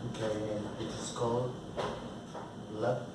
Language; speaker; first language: English; non-native, learner; Spanish